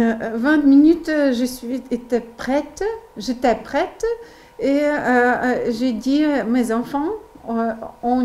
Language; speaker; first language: French; non-native, learner; Ukrainian